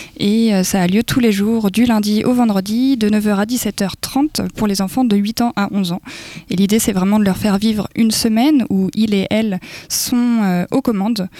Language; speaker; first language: French; native; French